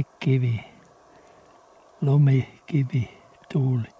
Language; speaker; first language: Finnish; native; Finnish